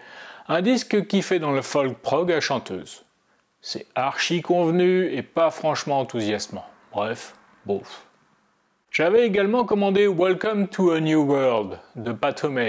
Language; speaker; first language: French; native; French